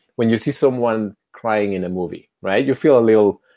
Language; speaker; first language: English; non-native, fluent; Spanish